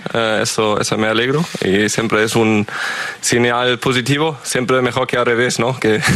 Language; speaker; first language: Spanish; non-native, fluent; German